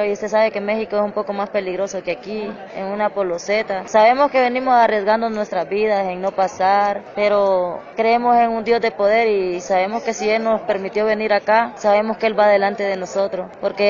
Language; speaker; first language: Spanish; native; Spanish